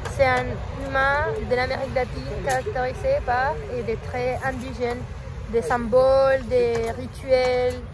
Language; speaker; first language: French; non-native, fluent; Spanish